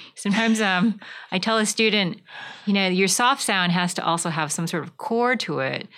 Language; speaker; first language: English; native; English